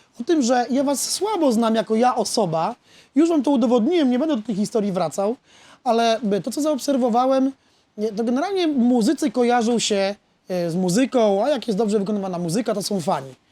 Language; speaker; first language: Polish; native; Polish